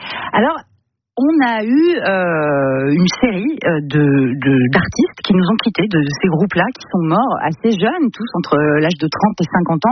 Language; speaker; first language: French; native; French